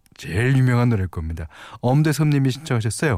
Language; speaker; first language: Korean; native; Korean